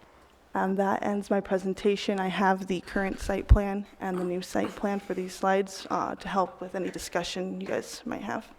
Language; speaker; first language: English; native; English